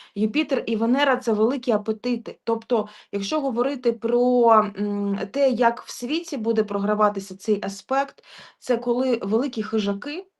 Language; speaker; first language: Ukrainian; non-native, local second language; Russian